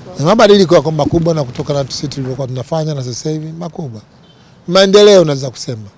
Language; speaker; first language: Swahili; native; Swahili